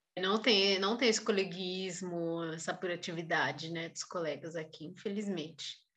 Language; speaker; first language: Portuguese; native; Portuguese